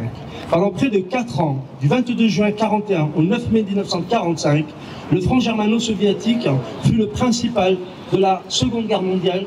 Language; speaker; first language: French; native; French